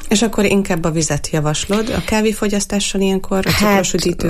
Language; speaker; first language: Hungarian; native; Hungarian